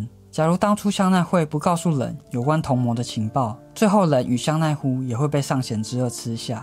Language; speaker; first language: Chinese; native; Chinese